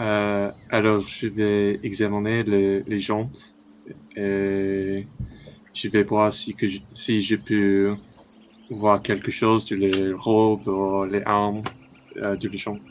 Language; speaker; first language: French; non-native, learner; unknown